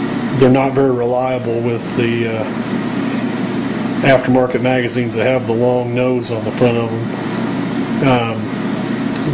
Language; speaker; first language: English; native; English